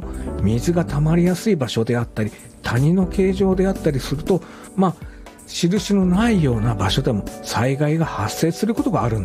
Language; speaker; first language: Japanese; native; Japanese